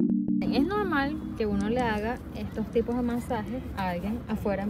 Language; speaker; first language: Spanish; native; Spanish